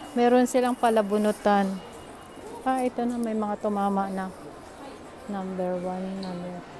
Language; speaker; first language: Filipino; native; Filipino